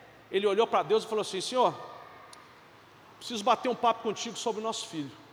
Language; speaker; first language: Portuguese; non-native, fluent; Italian